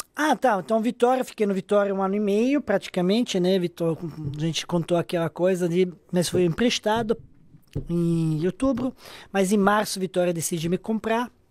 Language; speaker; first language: Portuguese; non-native, fluent; Serbian